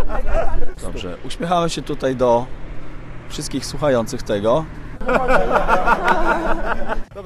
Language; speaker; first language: Polish; native; Polish